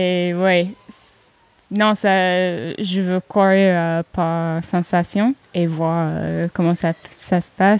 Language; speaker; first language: French; non-native, learner; English